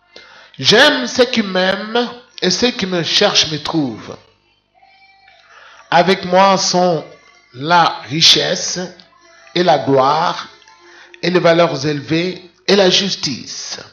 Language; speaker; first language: French; non-native, local second language; Lingala